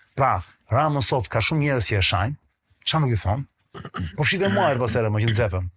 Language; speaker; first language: Albanian; non-native, local second language; Greek